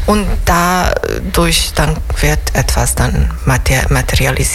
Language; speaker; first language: German; non-native, fluent; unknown